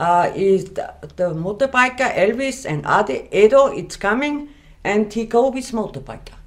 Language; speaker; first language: English; non-native, learner; German